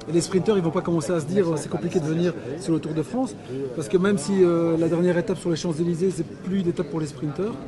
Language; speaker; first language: French; native; French